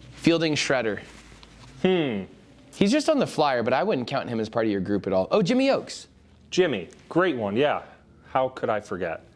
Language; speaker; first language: English; native; English